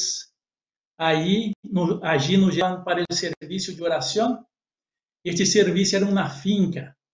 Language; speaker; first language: Spanish; non-native, fluent; Portuguese